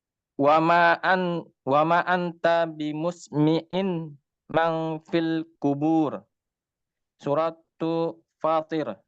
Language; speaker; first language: Arabic; non-native, learner; Indonesian